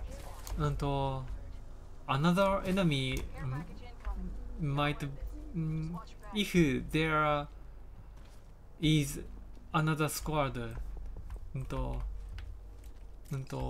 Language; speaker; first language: English; non-native, learner; Japanese